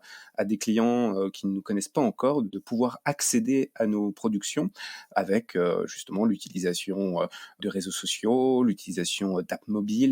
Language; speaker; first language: French; native; French